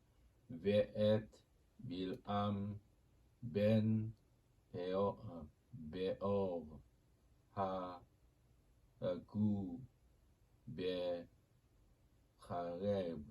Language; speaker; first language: Hebrew; non-native, learner; Japanese